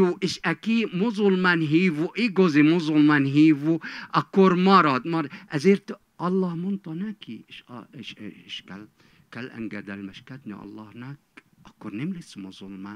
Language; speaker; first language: Hungarian; non-native, fluent; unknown